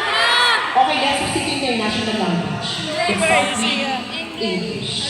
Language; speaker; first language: English; non-native, local second language; Cebuano